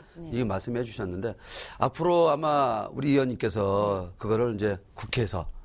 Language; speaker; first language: Korean; native; Korean